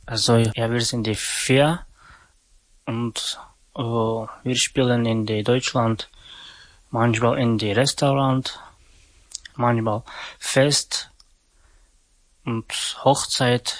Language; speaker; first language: German; non-native, learner; Slovak